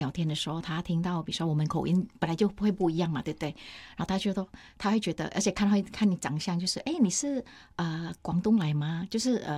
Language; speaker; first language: Chinese; non-native, fluent; Indonesian